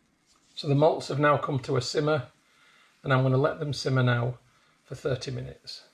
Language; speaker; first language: English; native; English